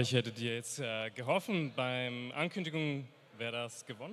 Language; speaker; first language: German; native; German